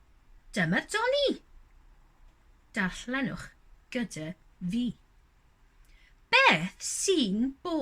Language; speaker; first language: Welsh; non-native, local second language; English